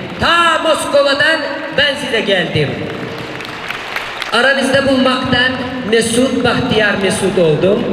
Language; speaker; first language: Turkish; non-native, fluent; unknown